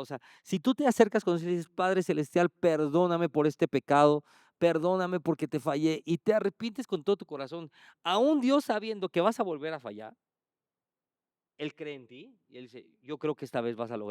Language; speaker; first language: Spanish; native; Spanish